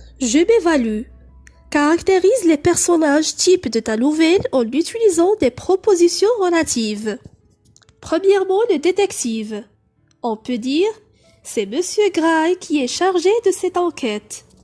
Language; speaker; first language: French; non-native, local second language; Arabic